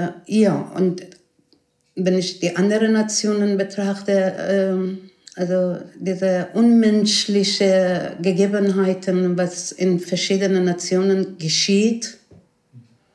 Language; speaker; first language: German; non-native, fluent; Persian